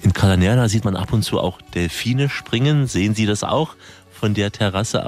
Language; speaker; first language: German; native; German